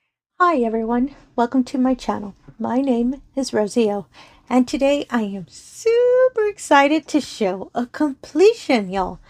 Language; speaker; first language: English; native; English